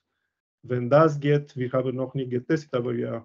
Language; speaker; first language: German; non-native, learner; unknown